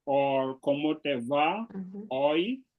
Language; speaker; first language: Spanish; non-native, learner; Swahili